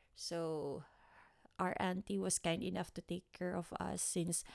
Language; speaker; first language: English; non-native, local second language; Waray